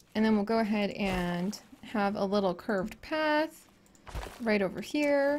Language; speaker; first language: English; native; English